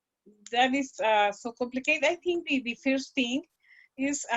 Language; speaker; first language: English; non-native, learner; Spanish